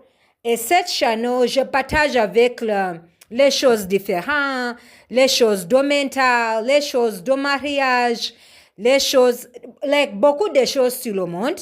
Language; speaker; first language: French; non-native, learner; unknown